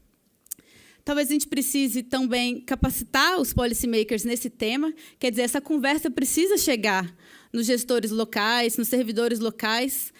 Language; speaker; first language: Portuguese; native; Portuguese